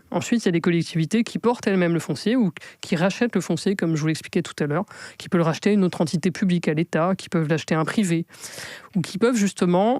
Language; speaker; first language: French; native; French